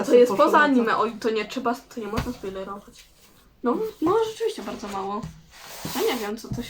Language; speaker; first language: Polish; native; Polish